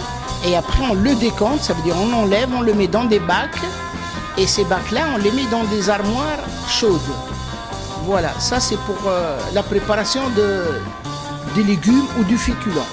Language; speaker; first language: French; native; French